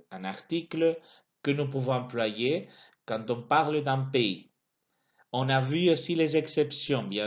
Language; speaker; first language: French; non-native, fluent; Spanish